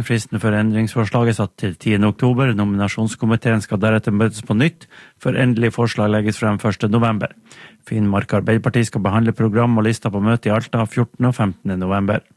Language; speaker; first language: Norwegian; native; Norwegian